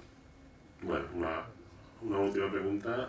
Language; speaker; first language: Spanish; native; Spanish